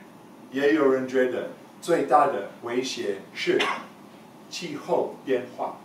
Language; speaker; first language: Chinese; non-native, learner; English